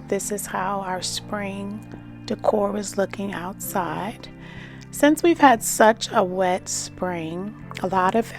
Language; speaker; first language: English; native; English